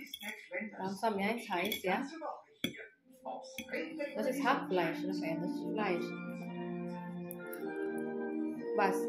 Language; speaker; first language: German; non-native, learner; Filipino